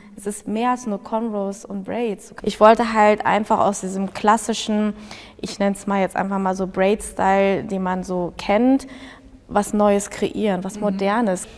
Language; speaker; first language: German; early bilingual, other home language; Tigrinya